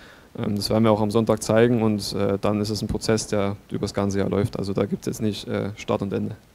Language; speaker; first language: German; native; German